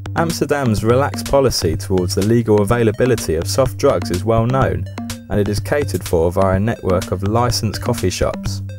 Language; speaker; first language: English; native; English